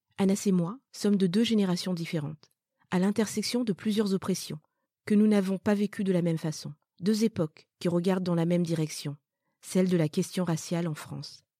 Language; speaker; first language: French; early bilingual, other home language; Malagasy